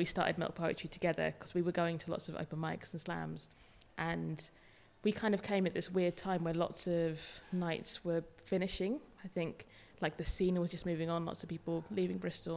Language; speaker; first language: English; native; English